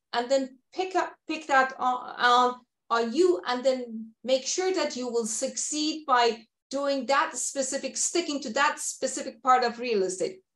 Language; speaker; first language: English; non-native, fluent; Persian